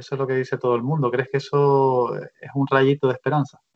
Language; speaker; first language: Spanish; native; Spanish